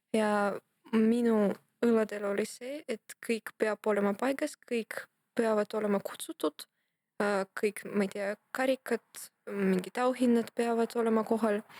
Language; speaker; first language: Estonian; non-native, local second language; Russian